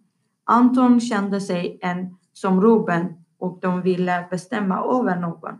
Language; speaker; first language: Swedish; non-native, learner; Persian